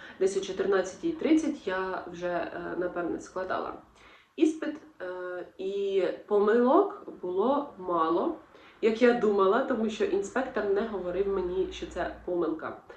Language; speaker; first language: Ukrainian; non-native, local second language; Russian